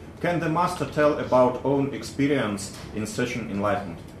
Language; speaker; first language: English; non-native, fluent; Russian